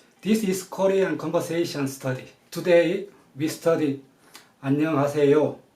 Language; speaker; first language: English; non-native, fluent; Korean